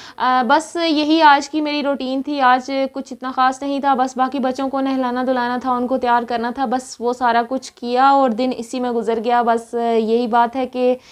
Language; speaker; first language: Urdu; native; Urdu